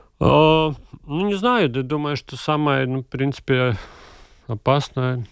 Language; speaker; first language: Russian; non-native, local second language; Latvian